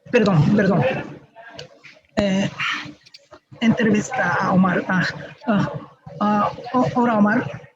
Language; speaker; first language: Spanish; non-native, fluent; Japanese